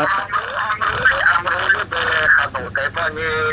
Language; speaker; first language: Hebrew; non-native, learner; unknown